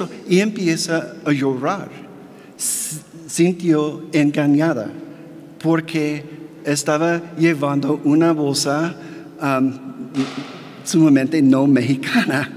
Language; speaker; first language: Spanish; non-native, fluent; English